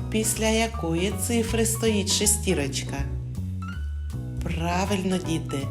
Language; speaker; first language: Ukrainian; native; Ukrainian